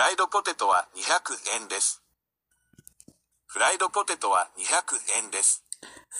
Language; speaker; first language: Japanese; non-native, learner; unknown